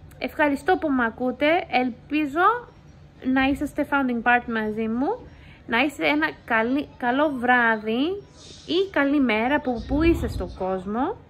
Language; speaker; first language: Greek; early bilingual, heritage; English